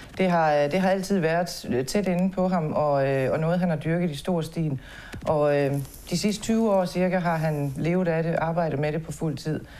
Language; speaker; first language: Danish; native; Danish